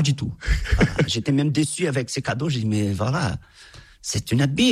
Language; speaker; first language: French; non-native, fluent; Portuguese